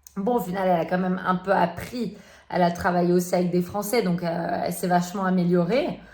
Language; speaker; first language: French; early bilingual, other home language; Turkish